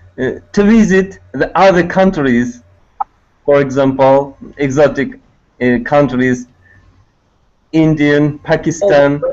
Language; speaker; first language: English; non-native, learner; Tatar